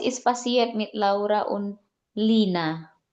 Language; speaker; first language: German; non-native, learner; Indonesian